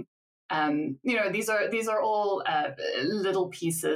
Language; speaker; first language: English; native; English